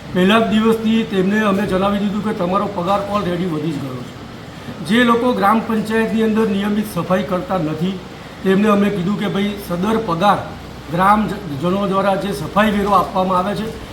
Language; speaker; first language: Gujarati; native; Gujarati